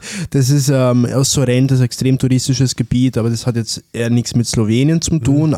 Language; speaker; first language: German; early bilingual, other home language; Italian